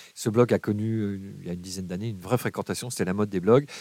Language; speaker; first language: French; native; French